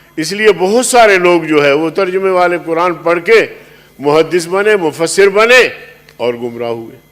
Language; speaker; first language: Urdu; non-native, local second language; Pashto